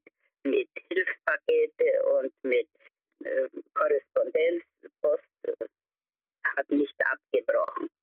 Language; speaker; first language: German; early bilingual, heritage; German